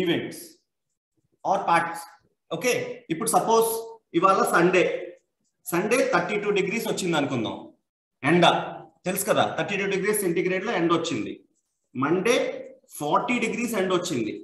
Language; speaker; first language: Telugu; native; Telugu